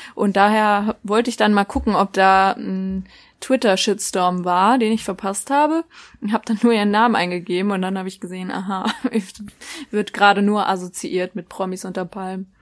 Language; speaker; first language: German; native; German